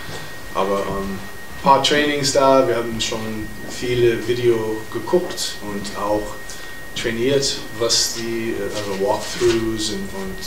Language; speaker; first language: German; non-native, fluent; English